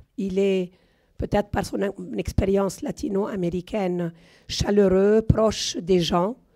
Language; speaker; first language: French; non-native, fluent; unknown